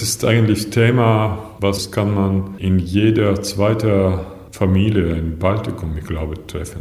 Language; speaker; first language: German; non-native, fluent; Latvian